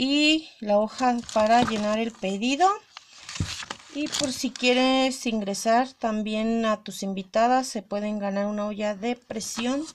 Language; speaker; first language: Spanish; native; Spanish